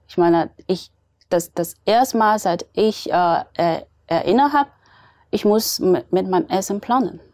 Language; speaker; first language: German; non-native, fluent; Chinese